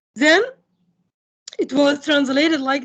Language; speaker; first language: English; non-native, fluent; Indonesian